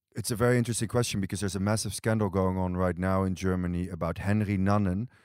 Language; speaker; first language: English; non-native, fluent; Dutch